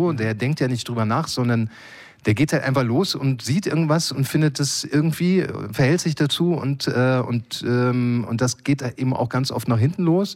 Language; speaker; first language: German; native; German